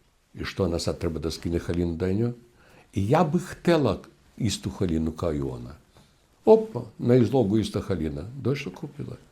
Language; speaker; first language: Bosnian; non-native, fluent; Russian